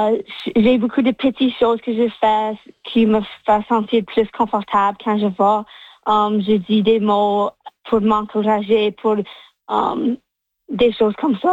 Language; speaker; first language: French; non-native, local second language; English